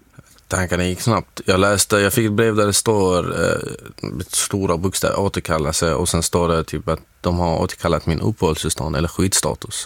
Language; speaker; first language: Swedish; non-native, fluent; Arabic